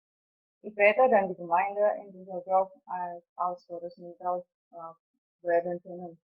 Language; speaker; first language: German; non-native, fluent; Indonesian